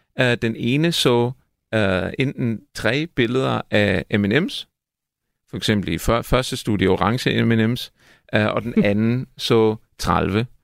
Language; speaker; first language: Danish; non-native, fluent; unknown